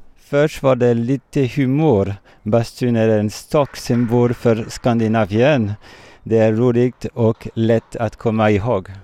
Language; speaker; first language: Swedish; non-native, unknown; French